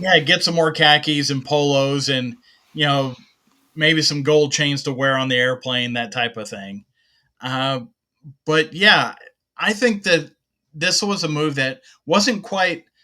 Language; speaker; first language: English; native; English